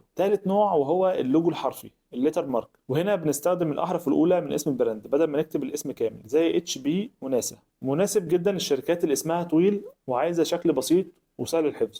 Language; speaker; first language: Arabic; native; Arabic